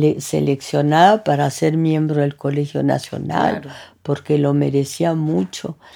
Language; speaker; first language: Spanish; early bilingual, other home language; French